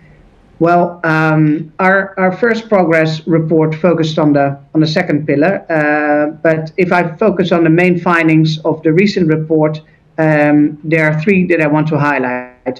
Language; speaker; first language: English; non-native, fluent; Dutch